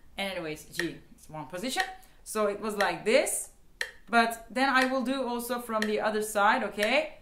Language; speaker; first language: English; non-native, fluent; Turkish